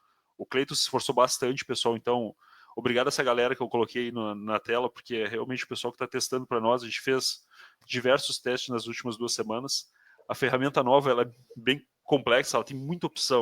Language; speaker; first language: Portuguese; native; Portuguese